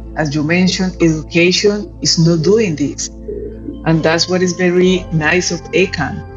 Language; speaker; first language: English; non-native, fluent; Spanish